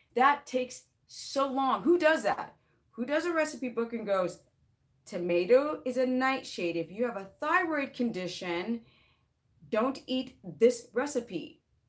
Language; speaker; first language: English; native; English